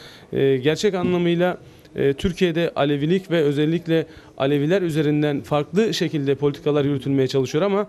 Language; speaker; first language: Turkish; native; Turkish